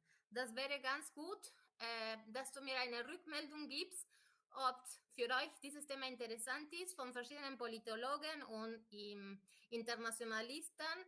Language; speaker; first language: German; non-native, fluent; Spanish